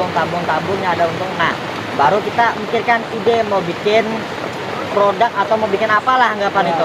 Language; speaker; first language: Indonesian; native; Indonesian